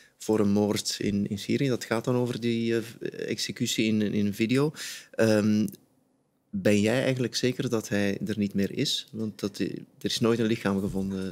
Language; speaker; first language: Dutch; native; Dutch